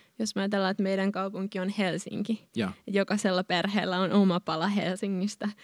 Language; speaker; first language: Finnish; native; Finnish